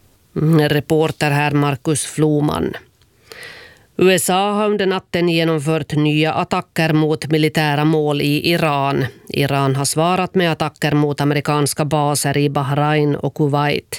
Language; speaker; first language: Swedish; native; Swedish